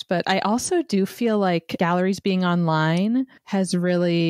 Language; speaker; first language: English; native; English